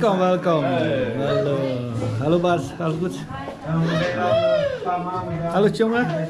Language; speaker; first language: Dutch; non-native, learner; Khmer